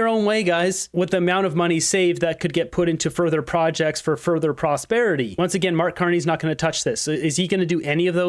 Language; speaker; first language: English; native; English